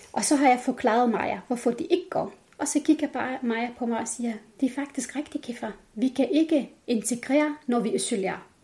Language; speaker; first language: Danish; non-native, fluent; Arabic